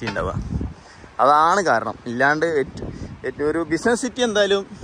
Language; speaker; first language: English; non-native, local second language; Malayalam